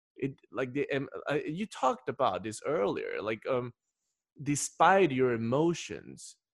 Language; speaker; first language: English; non-native, fluent; Spanish